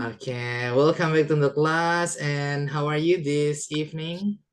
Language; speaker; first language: English; non-native, learner; Indonesian